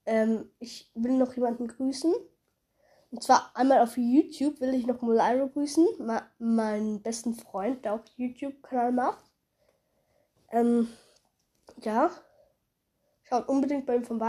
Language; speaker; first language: German; native; German